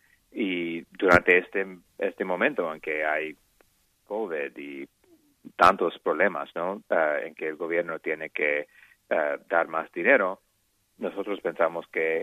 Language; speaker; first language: Spanish; non-native, learner; English